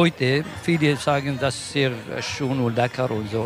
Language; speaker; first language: German; non-native, learner; Kurdish